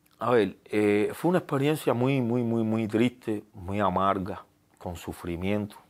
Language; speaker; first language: Spanish; native; Spanish